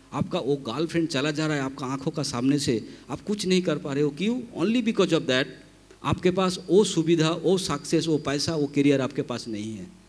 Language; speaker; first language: Hindi; non-native, local second language; Bangla